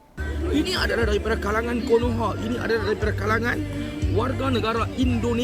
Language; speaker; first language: Malay; native; Malay